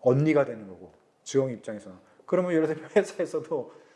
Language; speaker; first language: Korean; native; Korean